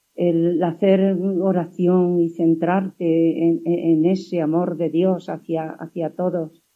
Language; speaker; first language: Spanish; native; Spanish